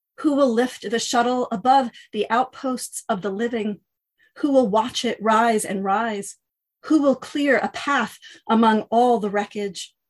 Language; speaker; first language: English; native; English